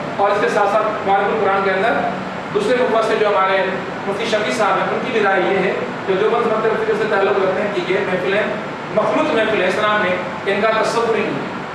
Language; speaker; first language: Urdu; non-native, local second language; Sindhi